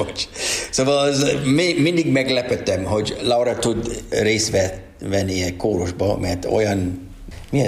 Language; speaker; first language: Hungarian; non-native, learner; English